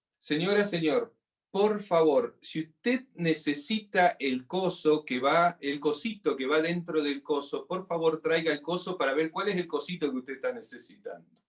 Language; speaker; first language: Spanish; native; Spanish